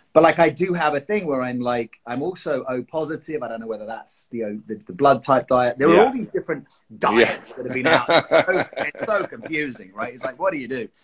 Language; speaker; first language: English; native; English